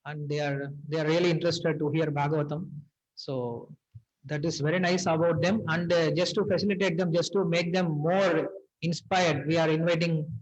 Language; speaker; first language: English; non-native, local second language; Tamil